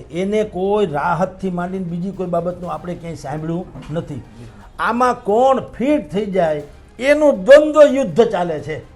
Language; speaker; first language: Gujarati; native; Gujarati